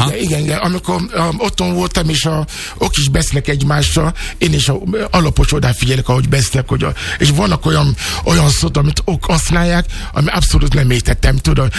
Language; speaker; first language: Hungarian; non-native, learner; Yoruba